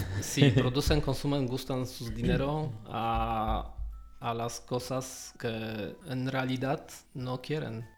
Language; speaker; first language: Spanish; non-native, learner; Polish